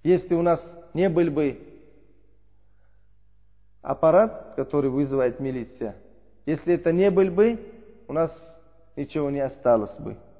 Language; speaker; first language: Russian; non-native, learner; Uzbek